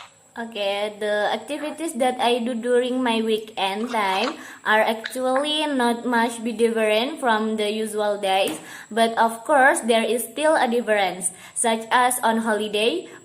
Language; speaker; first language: English; non-native, learner; Indonesian